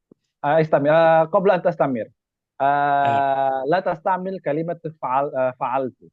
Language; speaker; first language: Arabic; non-native, fluent; Indonesian